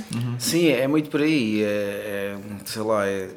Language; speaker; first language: Portuguese; non-native, local second language; Kabuverdianu